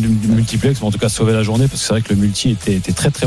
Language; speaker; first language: French; native; French